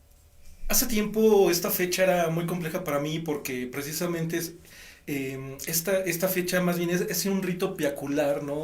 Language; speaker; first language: Spanish; native; Spanish